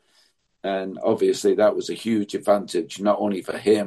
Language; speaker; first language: English; native; English